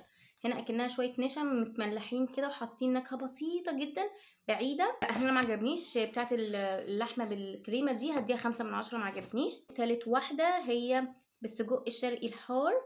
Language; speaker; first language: Arabic; native; Arabic